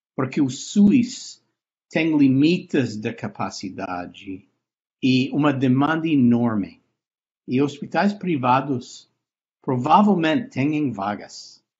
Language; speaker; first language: Portuguese; non-native, fluent; English